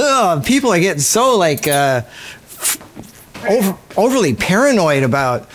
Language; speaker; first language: English; native; English